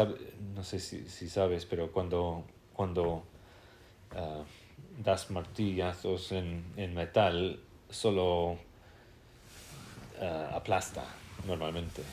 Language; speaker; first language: Spanish; non-native, fluent; English